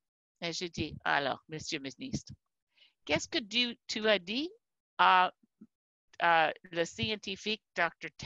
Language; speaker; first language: French; non-native, fluent; English